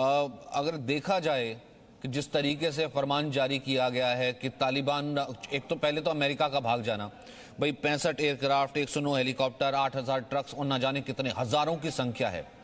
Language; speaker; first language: Hindi; native; Hindi